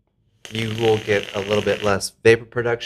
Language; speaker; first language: English; native; English